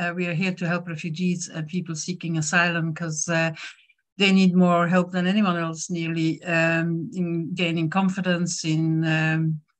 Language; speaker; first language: English; non-native, fluent; French